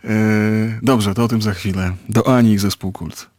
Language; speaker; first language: Polish; native; Polish